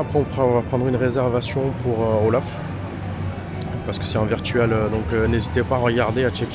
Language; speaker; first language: French; native; French